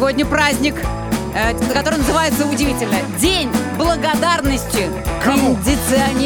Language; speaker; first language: Russian; native; Russian